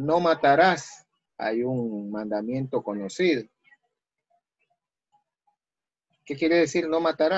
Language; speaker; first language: Spanish; native; Spanish